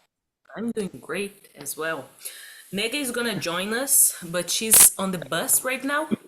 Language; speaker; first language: English; non-native, fluent; Portuguese